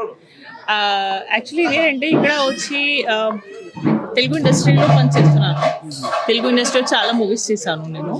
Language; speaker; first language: Telugu; non-native, learner; Hindi